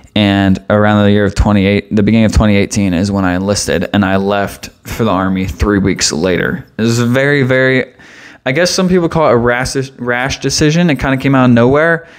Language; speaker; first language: English; native; English